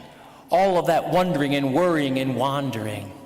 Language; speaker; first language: English; native; English